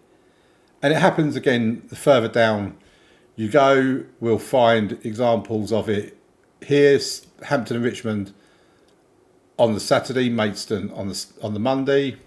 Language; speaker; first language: English; native; English